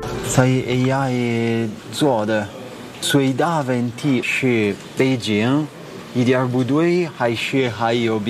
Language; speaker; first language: Chinese; non-native, learner; Italian